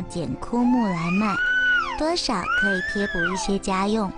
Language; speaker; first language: Chinese; native; Chinese